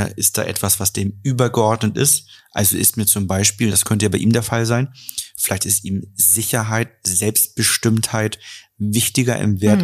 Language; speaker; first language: German; native; German